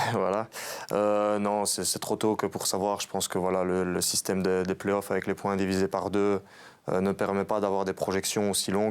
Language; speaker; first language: French; native; French